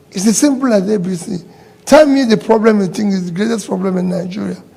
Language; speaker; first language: English; non-native, local second language; Igbo